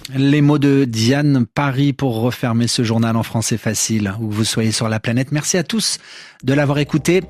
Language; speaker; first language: French; native; French